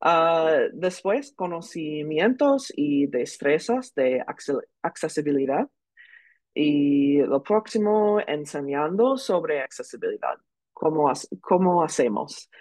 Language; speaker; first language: Spanish; non-native, learner; English